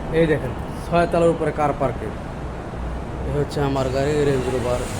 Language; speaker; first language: Bangla; native; Bangla